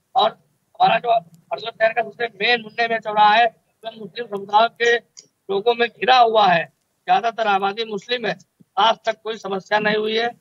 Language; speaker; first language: Hindi; native; Hindi